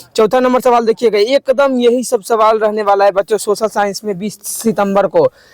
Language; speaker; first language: Hindi; native; Hindi